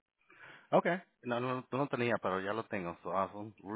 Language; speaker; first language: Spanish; early bilingual, heritage; Spanish